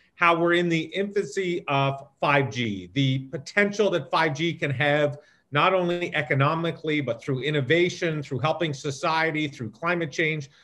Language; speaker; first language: English; native; English